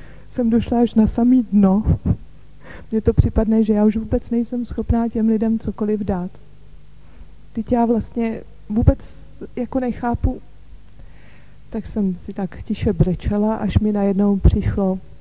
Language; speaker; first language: Czech; native; Czech